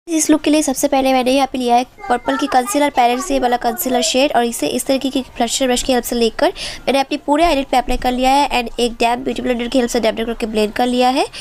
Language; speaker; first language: Hindi; non-native, local second language; Bangla